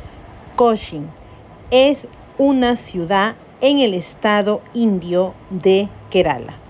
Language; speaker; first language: Spanish; native; Spanish